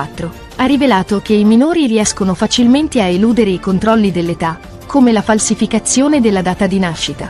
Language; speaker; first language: Italian; native; Italian